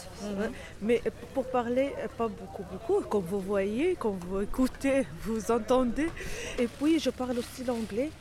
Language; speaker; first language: French; non-native, learner; Arabic